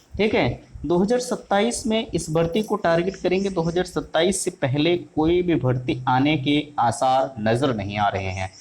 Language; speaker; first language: Hindi; native; Hindi